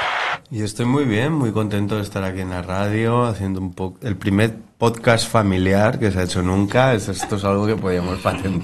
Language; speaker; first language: Spanish; native; Spanish